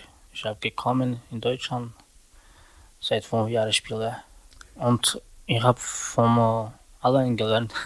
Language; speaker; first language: German; non-native, learner; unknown